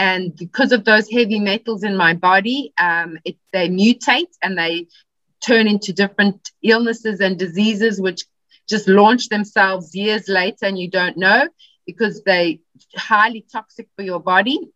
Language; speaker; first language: English; native; English